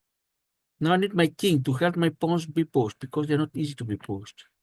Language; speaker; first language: English; non-native, fluent; Greek